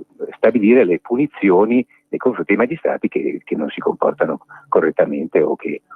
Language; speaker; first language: Italian; native; Italian